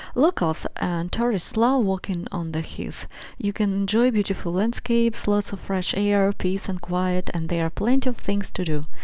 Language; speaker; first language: English; non-native, fluent; Russian